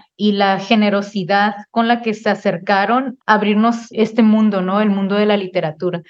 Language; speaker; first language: Spanish; native; Spanish